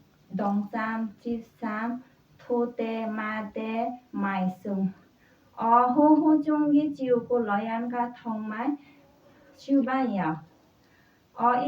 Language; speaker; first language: Cantonese; non-native, learner; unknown